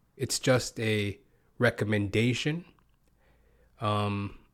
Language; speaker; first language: English; native; English